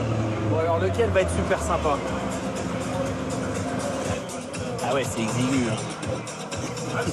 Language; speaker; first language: French; native; French